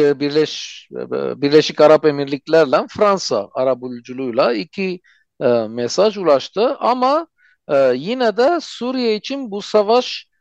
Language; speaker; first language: Turkish; non-native, fluent; Armenian